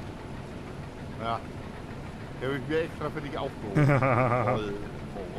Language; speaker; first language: German; native; German